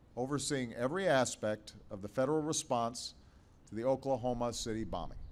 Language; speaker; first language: English; native; English